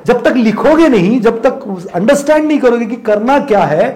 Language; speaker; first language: Hindi; non-native, local second language; Marathi